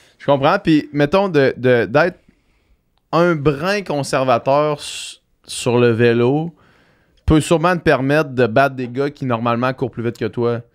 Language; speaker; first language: French; native; French